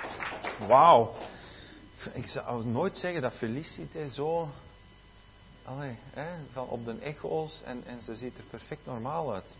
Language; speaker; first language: Dutch; native; Dutch